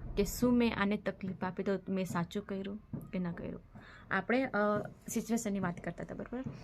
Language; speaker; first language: Gujarati; non-native, local second language; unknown